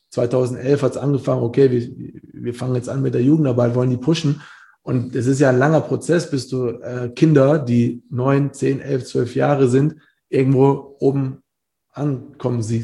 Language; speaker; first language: German; native; German